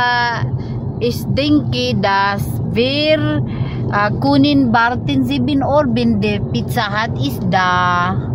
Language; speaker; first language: German; non-native, learner; Cebuano